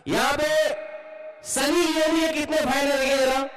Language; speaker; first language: Hindi; non-native, local second language; Bangla